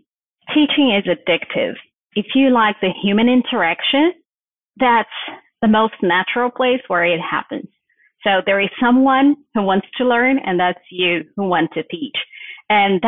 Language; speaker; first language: English; non-native, fluent; Portuguese